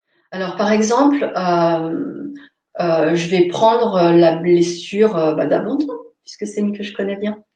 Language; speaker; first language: French; native; French